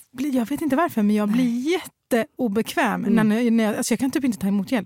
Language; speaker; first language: Swedish; early bilingual, other home language; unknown